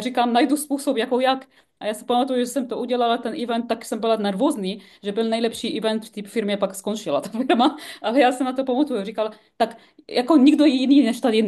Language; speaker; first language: Czech; non-native, fluent; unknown